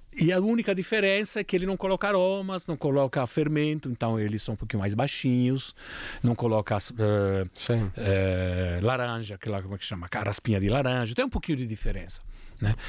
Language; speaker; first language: Portuguese; non-native, fluent; Italian